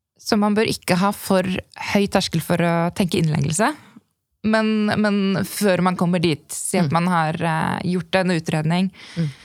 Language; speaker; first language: Norwegian; native; Norwegian